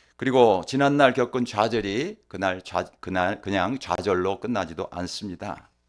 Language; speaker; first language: Korean; native; Korean